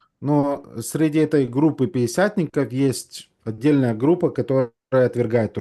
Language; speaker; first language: Russian; native; Russian